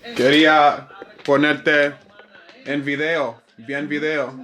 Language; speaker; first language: Spanish; early bilingual, other home language; English